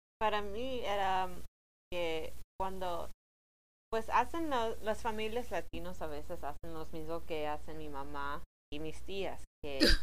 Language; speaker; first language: Spanish; early bilingual, heritage; Spanish